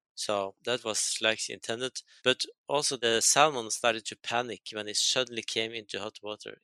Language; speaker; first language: English; non-native, fluent; Norwegian